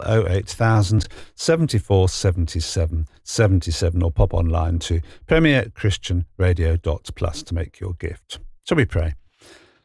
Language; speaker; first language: English; native; English